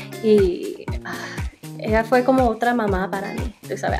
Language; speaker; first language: Spanish; early bilingual, other home language; English